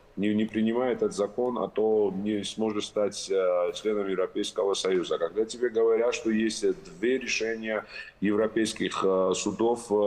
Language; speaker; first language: Russian; non-native, local second language; Georgian